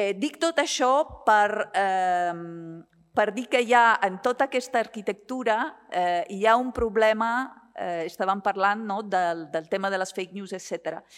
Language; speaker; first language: Catalan; non-native, fluent; Italian